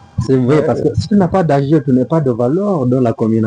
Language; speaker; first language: French; non-native, learner; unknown